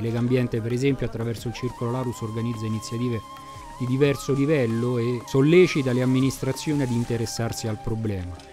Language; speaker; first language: Italian; native; Italian